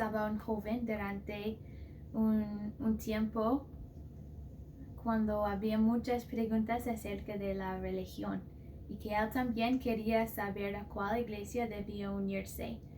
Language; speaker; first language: Spanish; non-native, fluent; English